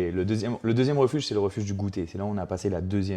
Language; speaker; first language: French; native; French